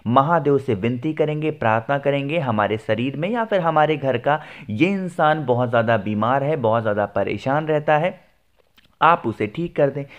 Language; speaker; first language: Hindi; native; Hindi